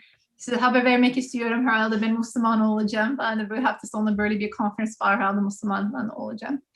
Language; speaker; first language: Turkish; non-native, learner; English